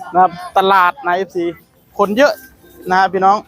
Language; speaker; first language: Thai; native; Thai